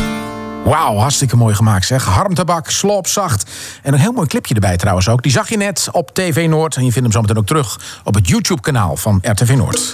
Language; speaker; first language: Dutch; native; Dutch